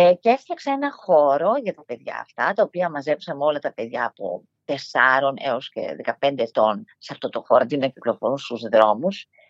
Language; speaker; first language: Greek; early bilingual, heritage; Greek